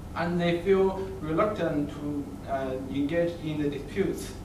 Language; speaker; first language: English; non-native, learner; Chinese